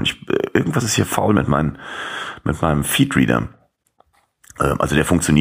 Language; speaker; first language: German; native; German